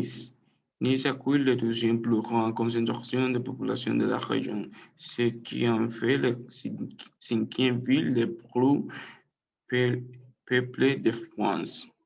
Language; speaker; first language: French; non-native, learner; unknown